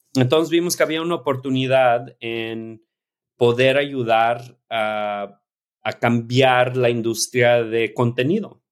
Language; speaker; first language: Spanish; early bilingual, heritage; Spanish